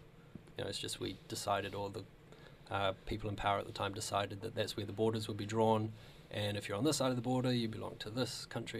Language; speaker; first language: English; native; English